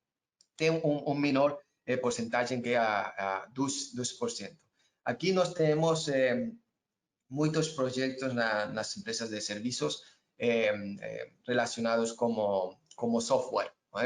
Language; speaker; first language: Portuguese; non-native, learner; Spanish